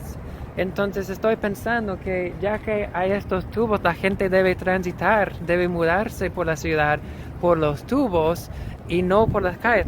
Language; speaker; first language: Spanish; non-native, fluent; English